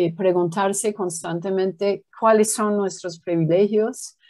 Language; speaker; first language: Spanish; non-native, fluent; English